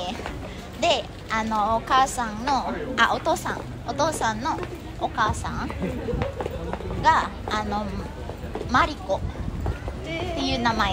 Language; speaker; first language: Japanese; early bilingual, other home language; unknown